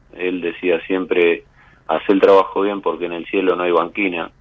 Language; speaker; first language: Spanish; native; Spanish